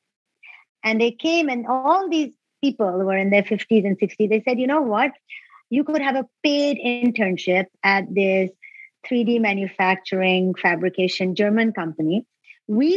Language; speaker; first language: English; non-native, local second language; Urdu